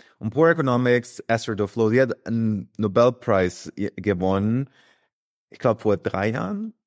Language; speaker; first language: German; early bilingual, other home language; Croatian